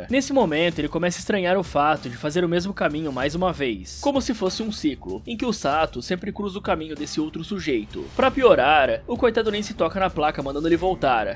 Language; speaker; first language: Portuguese; native; Portuguese